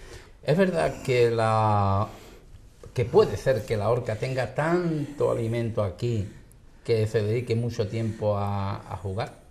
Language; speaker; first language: Spanish; native; Spanish